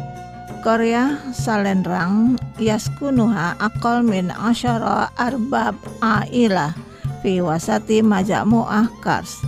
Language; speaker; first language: Arabic; non-native, fluent; Indonesian